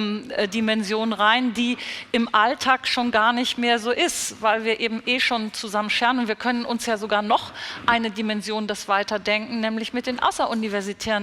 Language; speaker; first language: German; native; German